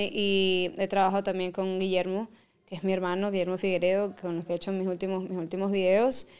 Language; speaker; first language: Spanish; native; Spanish